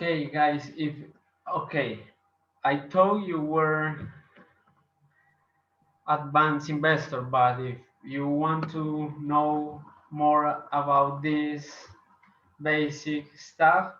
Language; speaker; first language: English; non-native, local second language; Spanish